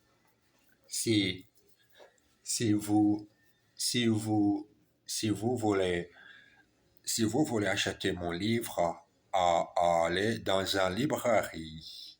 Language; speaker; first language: French; non-native, learner; German